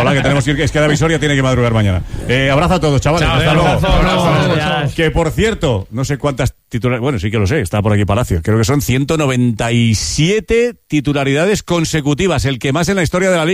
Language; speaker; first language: Spanish; native; Spanish